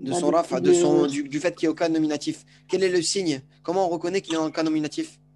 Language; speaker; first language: French; native; French